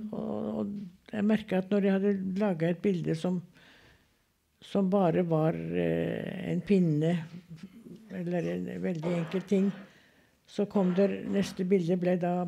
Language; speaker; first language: Norwegian; native; Norwegian